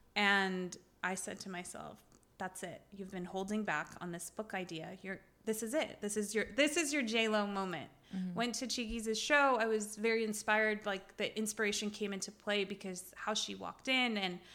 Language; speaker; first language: English; early bilingual, other home language; Armenian